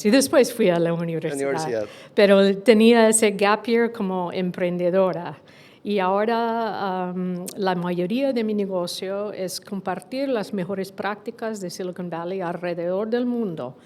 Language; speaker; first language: Spanish; non-native, fluent; English